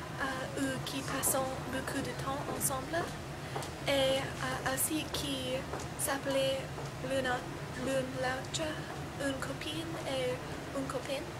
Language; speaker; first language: French; non-native, learner; English